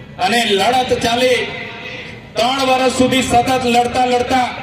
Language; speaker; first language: Gujarati; non-native, local second language; Bhili